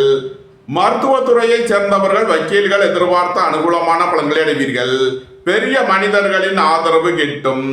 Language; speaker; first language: Tamil; native; Tamil